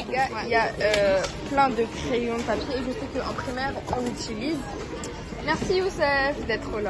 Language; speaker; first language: French; native; French